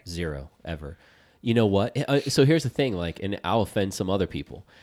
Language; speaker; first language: English; native; English